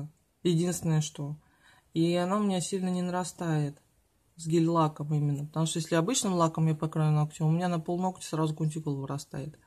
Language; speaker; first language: Russian; native; Russian